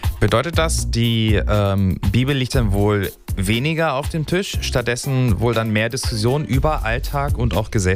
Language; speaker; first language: German; native; German